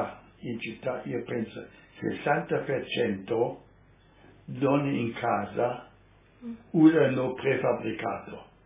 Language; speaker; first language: Italian; non-native, learner; German